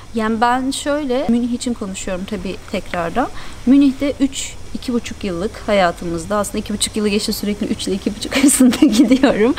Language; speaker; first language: Turkish; native; Turkish